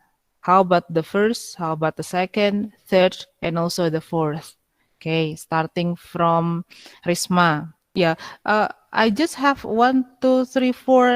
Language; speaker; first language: English; non-native, fluent; Indonesian